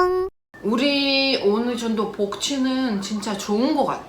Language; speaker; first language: Korean; non-native, fluent; Russian